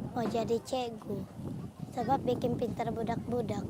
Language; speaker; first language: Indonesian; early bilingual, other home language; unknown